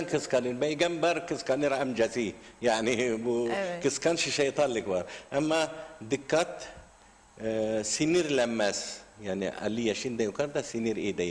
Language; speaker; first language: Turkish; non-native, learner; Arabic